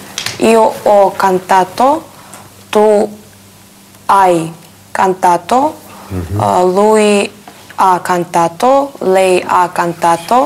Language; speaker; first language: Italian; non-native, learner; Russian